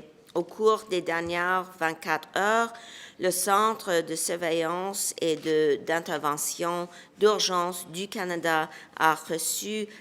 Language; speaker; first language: French; non-native, local second language; English